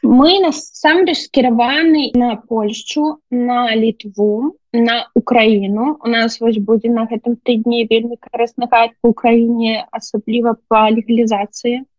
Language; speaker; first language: Belarusian; native; Belarusian